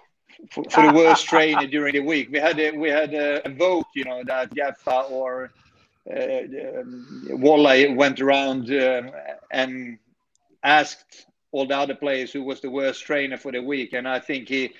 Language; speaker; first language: English; non-native, fluent; Swedish